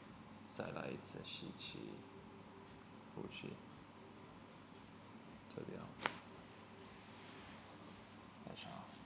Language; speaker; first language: Chinese; non-native, learner; English